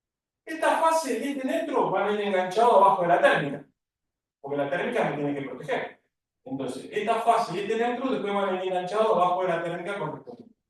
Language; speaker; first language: Spanish; native; Spanish